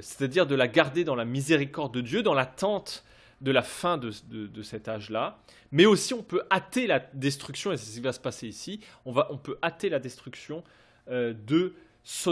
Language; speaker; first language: French; native; French